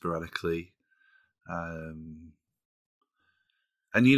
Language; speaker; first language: English; native; English